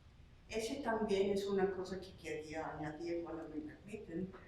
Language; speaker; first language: Spanish; non-native, fluent; Slovak